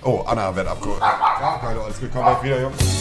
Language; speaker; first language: German; native; German